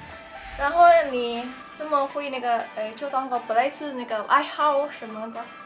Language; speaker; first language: Chinese; non-native, fluent; Indonesian